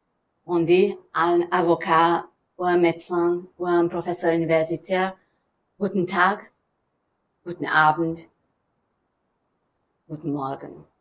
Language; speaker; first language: French; non-native, fluent; German